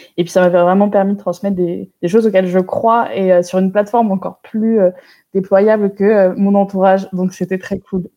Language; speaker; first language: French; native; French